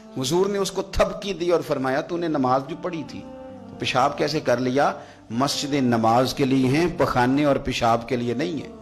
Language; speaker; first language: Urdu; non-native, local second language; Punjabi